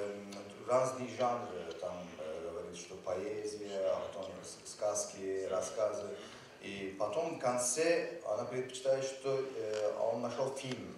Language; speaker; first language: Russian; non-native, learner; Turkish